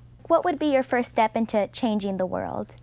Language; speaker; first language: English; native; English